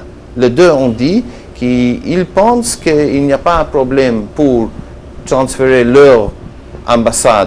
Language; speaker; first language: French; non-native, learner; Hebrew